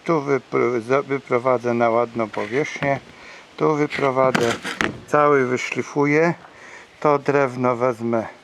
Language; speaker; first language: Polish; native; Polish